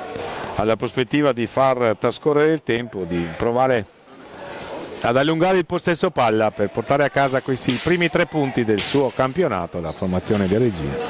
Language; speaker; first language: Italian; native; Italian